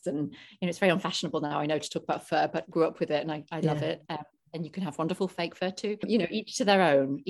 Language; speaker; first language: English; native; English